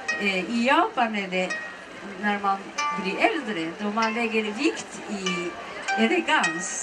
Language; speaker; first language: Swedish; non-native, learner; Japanese